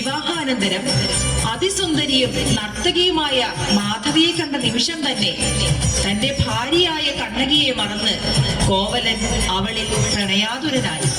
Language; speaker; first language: Malayalam; native; Malayalam